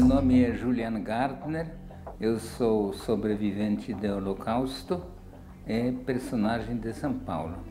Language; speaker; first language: Portuguese; non-native, fluent; Polish